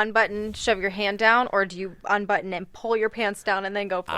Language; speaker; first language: English; native; English